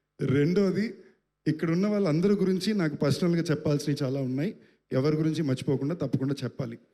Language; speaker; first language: Telugu; native; Telugu